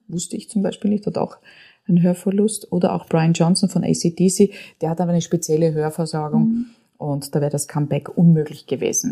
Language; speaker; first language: German; native; German